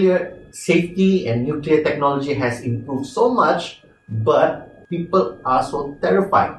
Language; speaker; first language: English; non-native, local second language; Malay